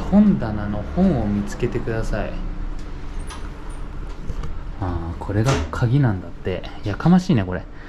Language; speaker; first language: Japanese; native; Japanese